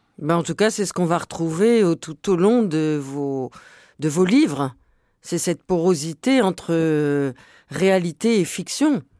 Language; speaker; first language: French; native; French